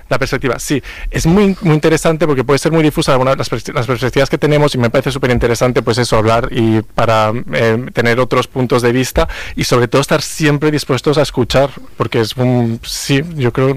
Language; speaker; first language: Spanish; native; Spanish